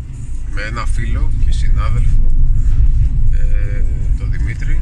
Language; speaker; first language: Greek; native; Greek